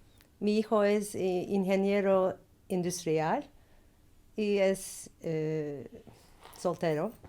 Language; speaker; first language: Spanish; non-native, learner; Turkish